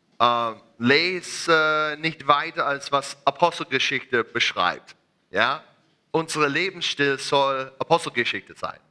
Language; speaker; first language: German; non-native, learner; English